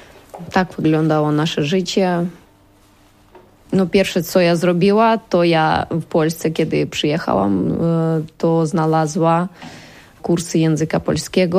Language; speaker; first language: Polish; non-native, learner; Ukrainian